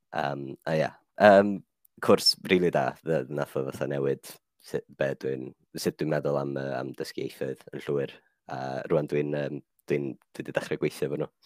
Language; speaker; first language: Welsh; non-native, fluent; Finnish